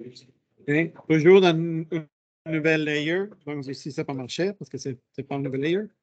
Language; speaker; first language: French; non-native, fluent; Spanish